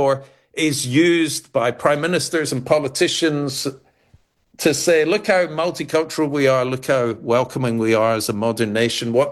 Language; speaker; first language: English; native; English